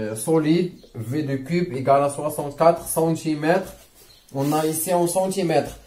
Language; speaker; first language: French; non-native, local second language; Arabic